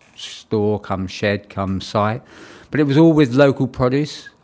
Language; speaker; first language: English; native; English